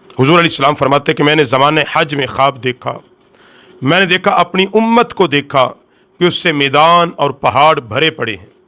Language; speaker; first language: Urdu; non-native, local second language; Punjabi